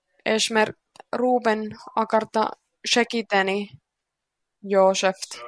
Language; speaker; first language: Hungarian; non-native, learner; Finnish